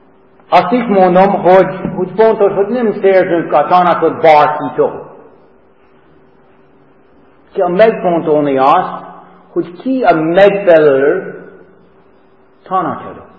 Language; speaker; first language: Hungarian; non-native, learner; English